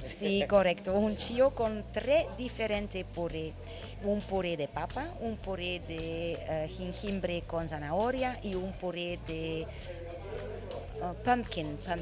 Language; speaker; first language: Spanish; non-native, learner; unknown